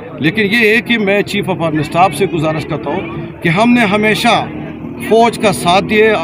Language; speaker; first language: Urdu; non-native, local second language; Pashto